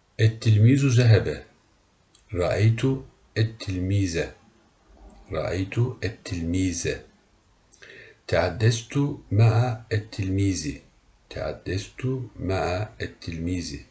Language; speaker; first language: Arabic; non-native, learner; Turkish